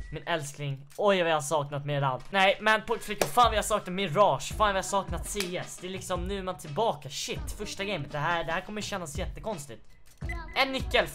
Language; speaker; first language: Swedish; native; Swedish